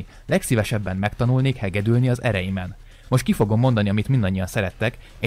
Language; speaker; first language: Hungarian; native; Hungarian